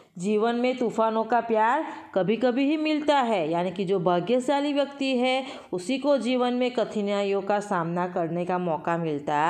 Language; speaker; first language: Hindi; non-native, local second language; Gujarati